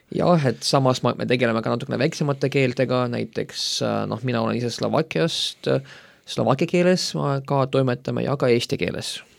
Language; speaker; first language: Estonian; non-native, local second language; Russian